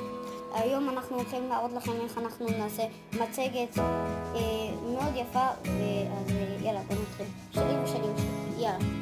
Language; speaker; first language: Hebrew; native; Hebrew